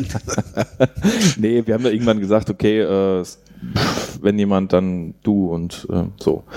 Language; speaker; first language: German; native; German